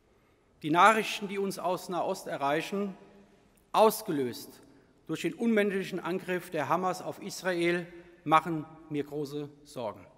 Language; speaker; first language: German; native; German